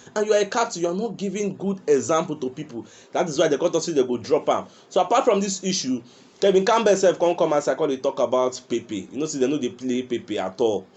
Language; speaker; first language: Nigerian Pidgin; non-native, local second language; Yoruba